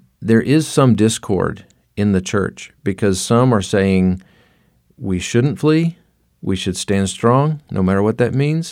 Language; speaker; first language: English; native; English